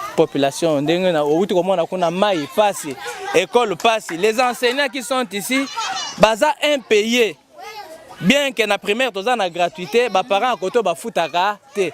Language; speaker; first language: Lingala; native; Lingala